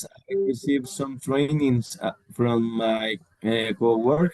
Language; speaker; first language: English; non-native, learner; Spanish